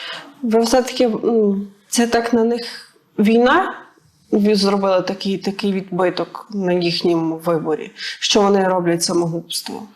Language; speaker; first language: Ukrainian; native; Ukrainian